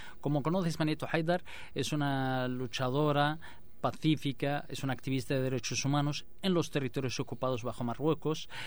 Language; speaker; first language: Spanish; non-native, local second language; Arabic